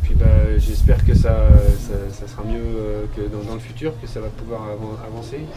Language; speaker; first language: French; native; French